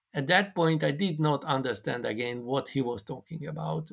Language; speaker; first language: English; non-native, fluent; Hungarian